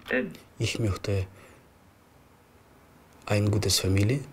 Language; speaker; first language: German; non-native, learner; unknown